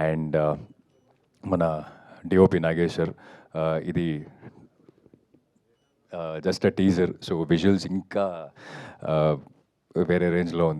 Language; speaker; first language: Telugu; non-native, fluent; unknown